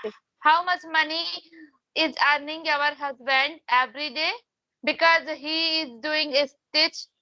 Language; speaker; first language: English; non-native, learner; Hindi